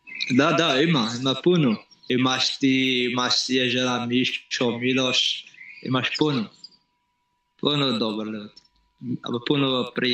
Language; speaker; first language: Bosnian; non-native, learner; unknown